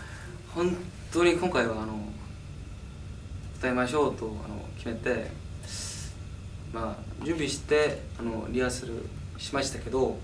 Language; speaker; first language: Japanese; non-native, learner; Korean